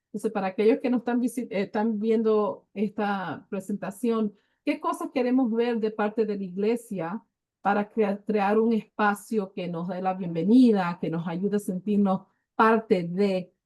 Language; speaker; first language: Spanish; early bilingual, heritage; Spanish